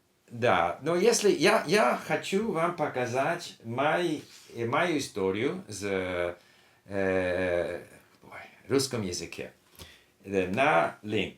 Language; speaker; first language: Russian; non-native, learner; English